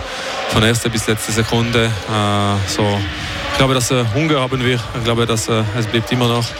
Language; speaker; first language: German; non-native, local second language; French